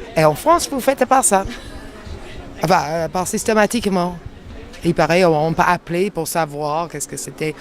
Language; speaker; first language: French; non-native, fluent; English